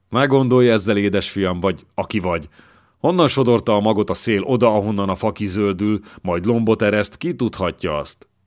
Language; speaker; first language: Hungarian; native; Hungarian